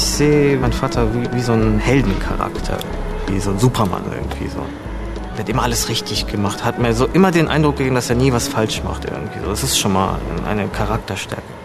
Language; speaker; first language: German; early bilingual, other home language; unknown